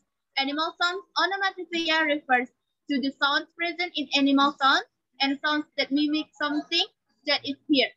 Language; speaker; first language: English; non-native, learner; Indonesian